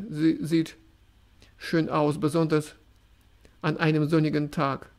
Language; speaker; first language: German; non-native, fluent; Russian